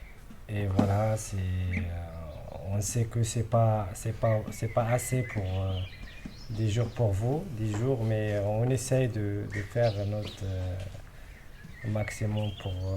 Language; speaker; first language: French; non-native, local second language; Arabic